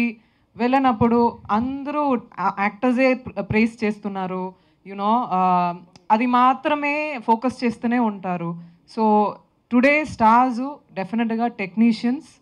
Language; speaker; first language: Telugu; non-native, local second language; Tamil